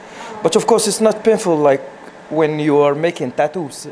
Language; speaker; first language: English; non-native, fluent; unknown